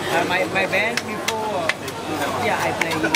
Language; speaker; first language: English; non-native, learner; Khmer